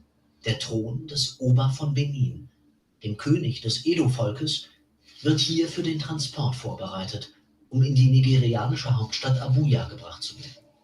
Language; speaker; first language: German; native; German